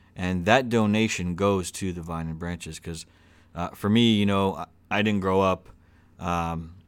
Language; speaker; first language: English; native; English